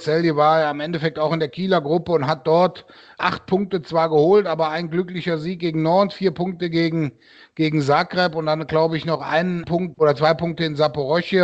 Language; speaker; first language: German; native; German